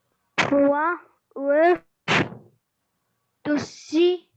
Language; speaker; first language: French; non-native, learner; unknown